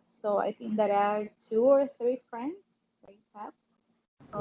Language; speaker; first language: English; non-native, learner; Spanish